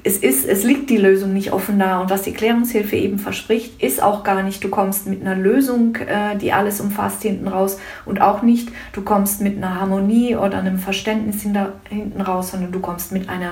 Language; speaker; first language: German; native; German